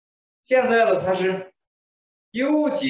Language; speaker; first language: Chinese; native; Chinese